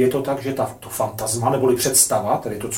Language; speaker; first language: Czech; native; Czech